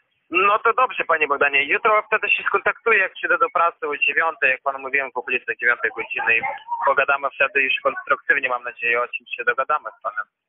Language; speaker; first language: Polish; non-native, learner; Ukrainian